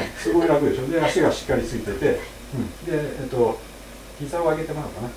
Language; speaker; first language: Japanese; native; Japanese